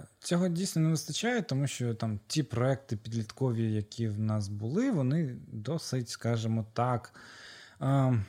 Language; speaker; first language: Ukrainian; non-native, local second language; Russian